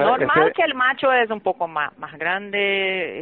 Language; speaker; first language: Spanish; non-native, fluent; Portuguese